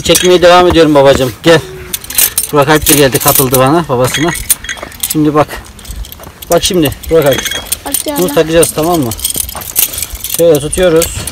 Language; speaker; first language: Turkish; native; Turkish